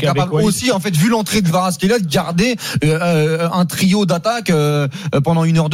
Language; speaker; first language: French; native; French